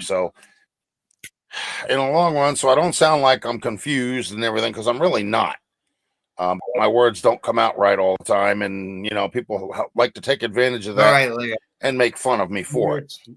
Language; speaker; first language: English; native; English